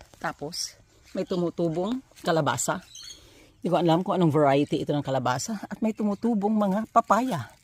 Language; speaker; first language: Filipino; non-native, local second language; Cebuano